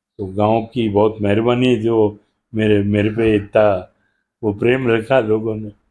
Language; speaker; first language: Hindi; native; Hindi